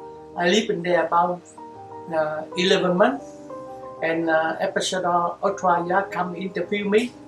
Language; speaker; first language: English; non-native, learner; Vietnamese